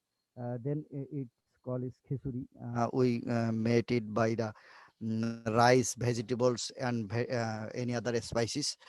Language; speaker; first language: English; non-native, local second language; Bangla